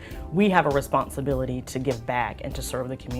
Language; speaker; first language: English; native; English